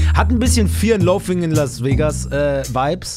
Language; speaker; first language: German; native; German